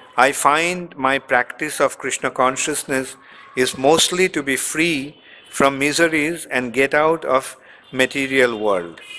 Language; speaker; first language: English; non-native, local second language; Bangla